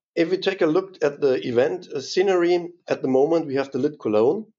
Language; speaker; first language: English; non-native, fluent; German